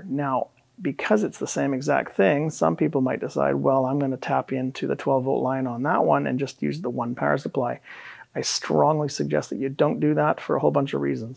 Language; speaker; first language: English; native; English